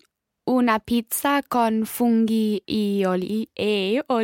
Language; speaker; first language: Italian; non-native, learner; English